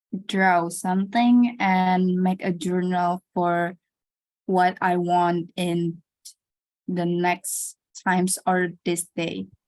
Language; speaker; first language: English; non-native, learner; Indonesian